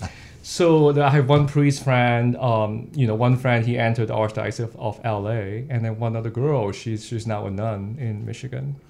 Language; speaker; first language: English; non-native, local second language; Cantonese